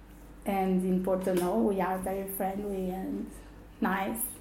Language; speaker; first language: English; non-native, fluent; Portuguese